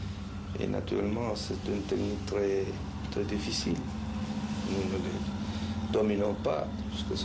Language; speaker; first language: French; non-native, fluent; Spanish